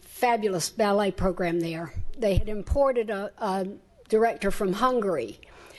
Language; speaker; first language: English; native; English